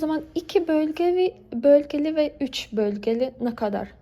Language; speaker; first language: Turkish; non-native, learner; Bosnian